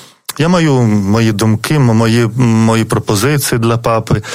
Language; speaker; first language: Ukrainian; non-native, fluent; Lithuanian